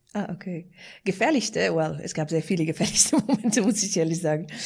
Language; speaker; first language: German; non-native, fluent; Persian